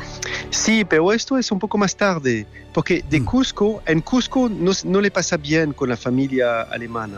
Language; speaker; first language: Spanish; non-native, learner; French